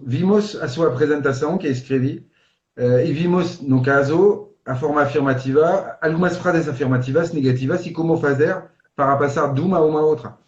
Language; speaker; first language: Portuguese; non-native, fluent; French